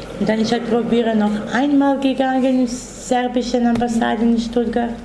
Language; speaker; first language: German; non-native, learner; Romany